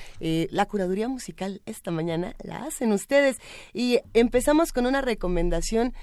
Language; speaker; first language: Spanish; native; Spanish